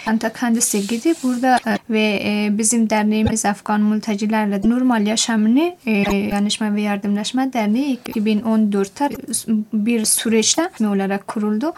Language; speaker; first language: Turkish; non-native, fluent; Persian